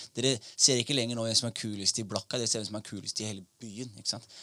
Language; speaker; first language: Norwegian; early bilingual, other home language; Somali